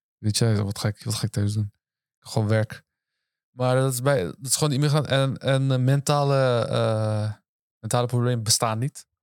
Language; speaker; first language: Dutch; early bilingual, other home language; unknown